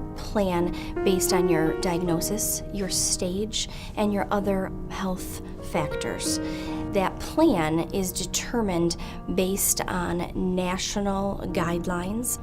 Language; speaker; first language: English; native; English